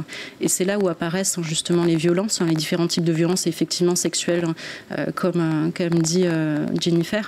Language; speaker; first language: French; native; French